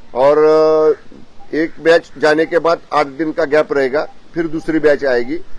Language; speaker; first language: Hindi; non-native, local second language; Marathi